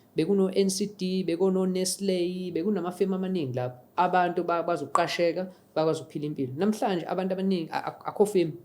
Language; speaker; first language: Zulu; non-native, local second language; English